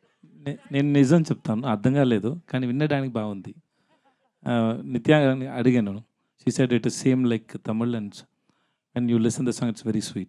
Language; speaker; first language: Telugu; non-native, learner; Tamil